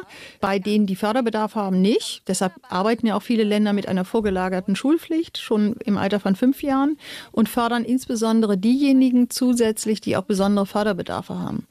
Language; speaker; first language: German; native; German